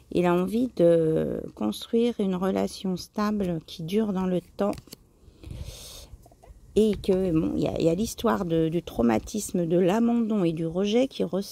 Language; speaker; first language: French; native; French